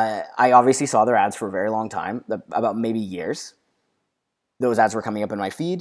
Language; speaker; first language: English; native; English